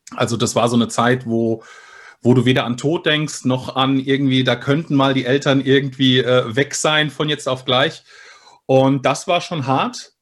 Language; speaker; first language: German; early bilingual, other home language; Spanish